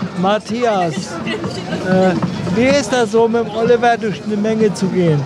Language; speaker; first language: German; native; German